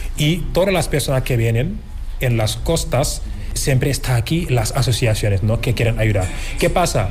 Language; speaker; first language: Spanish; non-native, fluent; Wolof